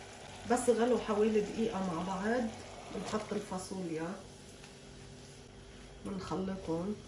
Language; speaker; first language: Arabic; native; Arabic